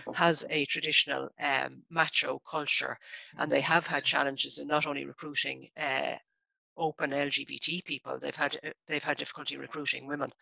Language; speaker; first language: English; native; English